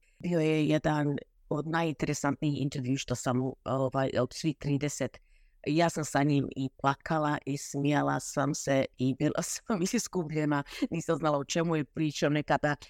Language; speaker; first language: Croatian; early bilingual, heritage; Croatian